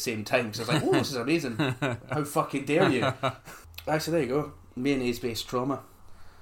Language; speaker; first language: English; native; English